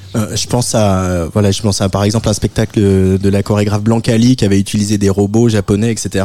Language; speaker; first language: French; native; French